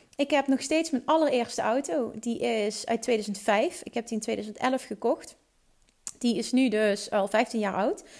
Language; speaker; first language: Dutch; native; Dutch